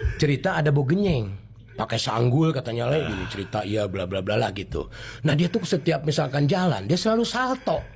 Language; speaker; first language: Indonesian; native; Indonesian